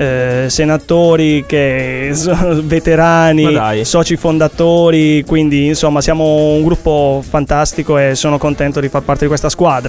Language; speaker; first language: Italian; native; Italian